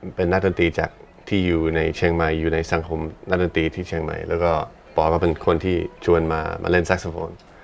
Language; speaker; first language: Thai; non-native, fluent; English